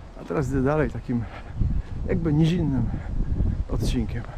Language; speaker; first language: Polish; native; Polish